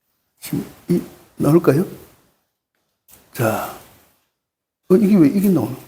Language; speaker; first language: Korean; native; Korean